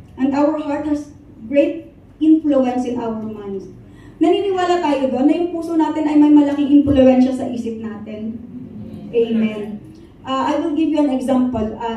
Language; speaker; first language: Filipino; non-native, local second language; Cebuano